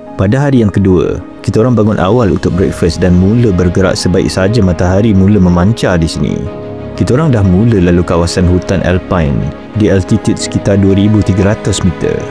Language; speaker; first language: Malay; native; Malay